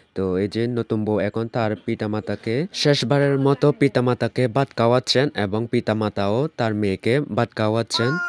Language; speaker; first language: Bangla; non-native, local second language; Chakma